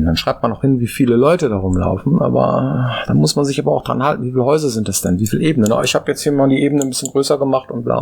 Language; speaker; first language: German; native; German